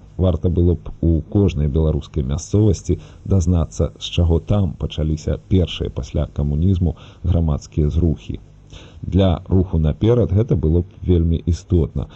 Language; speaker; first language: Belarusian; native; Belarusian